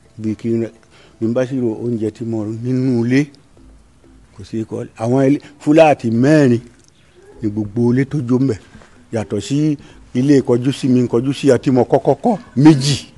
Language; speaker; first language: Yoruba; non-native, local second language; Fula